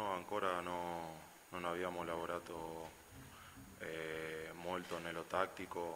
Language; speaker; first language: Italian; non-native, fluent; Spanish